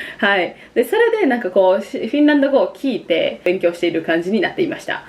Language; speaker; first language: Japanese; native; Japanese